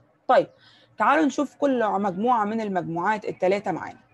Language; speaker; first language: Arabic; native; Arabic